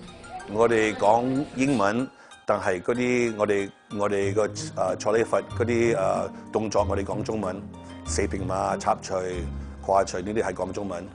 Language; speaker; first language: Cantonese; early bilingual, heritage; Cantonese